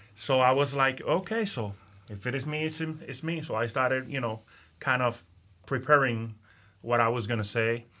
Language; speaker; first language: English; non-native, fluent; Spanish